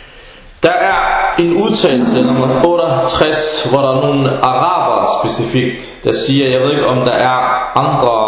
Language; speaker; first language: Danish; early bilingual, other home language; Arabic